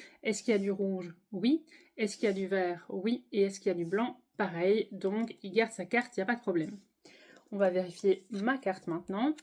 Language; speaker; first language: French; native; French